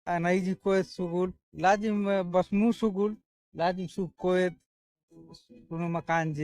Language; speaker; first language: Arabic; non-native, learner; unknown